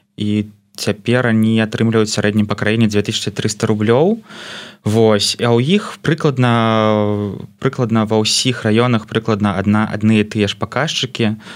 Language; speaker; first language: Belarusian; non-native, local second language; Russian